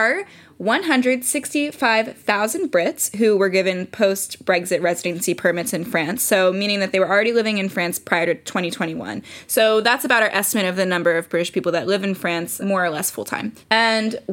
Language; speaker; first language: English; native; English